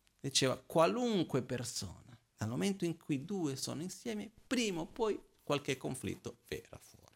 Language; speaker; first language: Italian; non-native, fluent; Portuguese